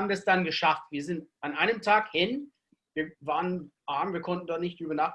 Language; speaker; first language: German; non-native, fluent; English